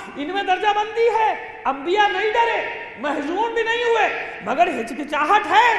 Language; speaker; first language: Urdu; native; Urdu